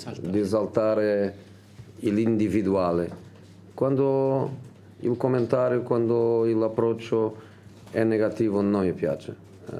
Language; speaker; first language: Italian; non-native, fluent; Portuguese